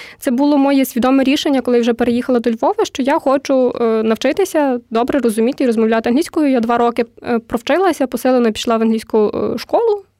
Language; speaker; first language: Ukrainian; native; Ukrainian